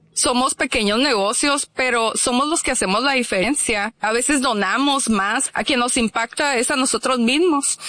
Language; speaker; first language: Spanish; native; Spanish